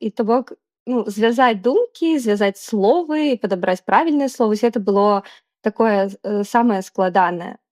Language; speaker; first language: Belarusian; non-native, local second language; Russian